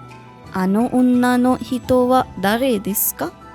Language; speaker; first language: Japanese; non-native, fluent; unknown